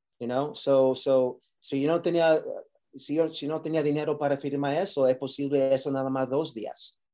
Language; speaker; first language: Spanish; early bilingual, heritage; Spanish